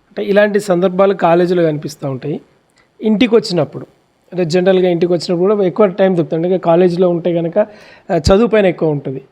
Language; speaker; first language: Telugu; native; Telugu